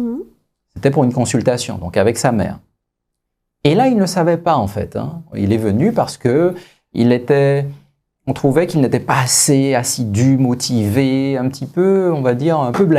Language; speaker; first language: French; native; French